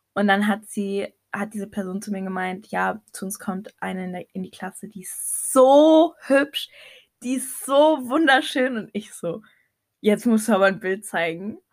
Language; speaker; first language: German; early bilingual, other home language; Arabic